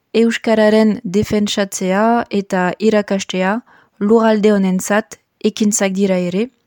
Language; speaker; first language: Basque; non-native, local second language; French